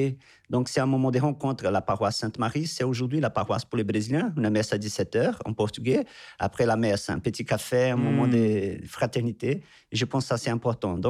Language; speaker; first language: French; non-native, fluent; Portuguese